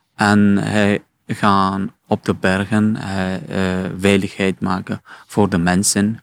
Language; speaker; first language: Dutch; non-native, learner; Persian